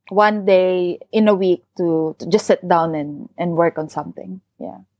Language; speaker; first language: English; non-native, local second language; Filipino